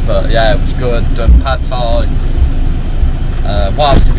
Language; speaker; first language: English; native; English